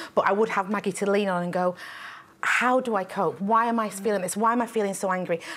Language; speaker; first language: English; native; English